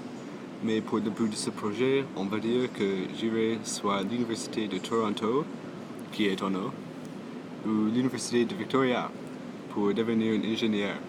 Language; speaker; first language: French; non-native, local second language; English